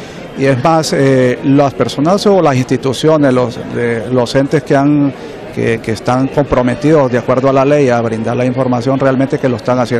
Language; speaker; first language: Spanish; native; Spanish